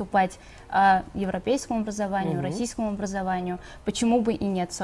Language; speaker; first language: Russian; non-native, fluent; Armenian